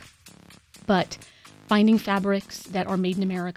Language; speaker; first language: English; native; English